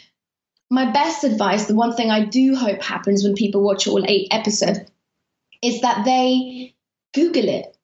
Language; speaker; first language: English; early bilingual, other home language; Persian